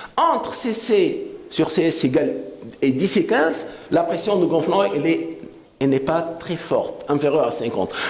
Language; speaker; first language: French; non-native, local second language; Arabic